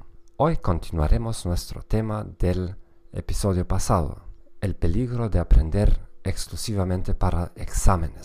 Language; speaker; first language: Spanish; non-native, fluent; German